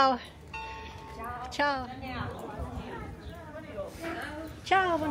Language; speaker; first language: Italian; non-native, learner; English